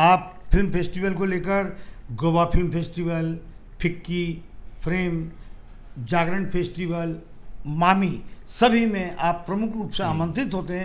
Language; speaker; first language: Hindi; native; Hindi